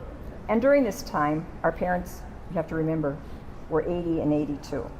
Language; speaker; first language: English; native; English